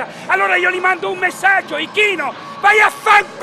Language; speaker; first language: Italian; native; Italian